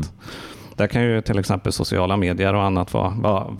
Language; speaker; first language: Swedish; native; Swedish